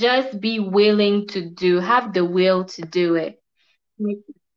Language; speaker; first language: English; non-native, fluent; French